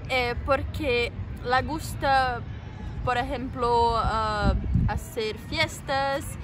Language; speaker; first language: Spanish; non-native, learner; Portuguese